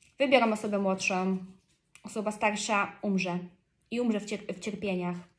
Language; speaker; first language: Polish; early bilingual, heritage; Polish